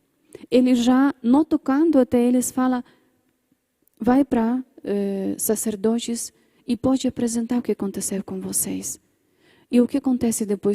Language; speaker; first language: Portuguese; non-native, fluent; Polish